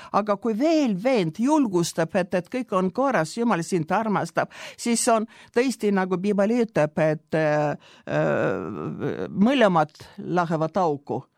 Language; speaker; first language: Estonian; non-native, local second language; Russian